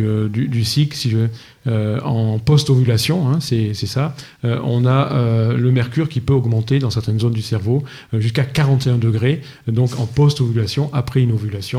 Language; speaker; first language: French; native; French